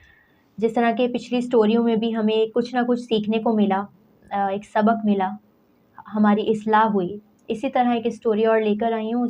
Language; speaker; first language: Urdu; native; Urdu